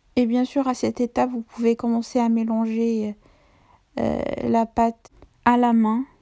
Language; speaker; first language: French; non-native, local second language; Arabic